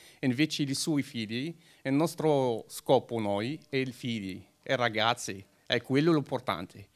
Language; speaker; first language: Italian; non-native, learner; Arabic